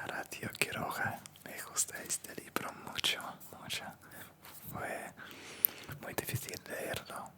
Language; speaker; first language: Spanish; non-native, learner; Russian